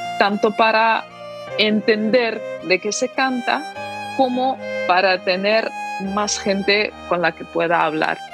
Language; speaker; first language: Spanish; non-native, fluent; Ukrainian